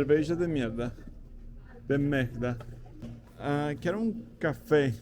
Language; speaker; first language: Portuguese; non-native, learner; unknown